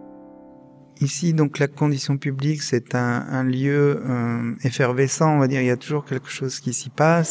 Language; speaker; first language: French; native; French